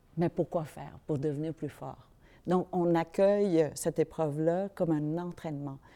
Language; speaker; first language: French; early bilingual, other home language; Vietnamese